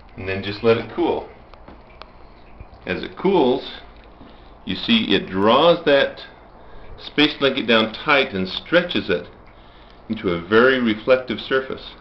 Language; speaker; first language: English; native; English